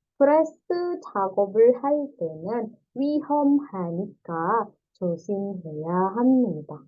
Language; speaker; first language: Korean; non-native, fluent; Indonesian